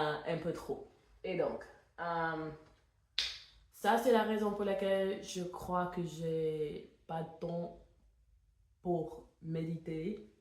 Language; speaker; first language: French; non-native, fluent; English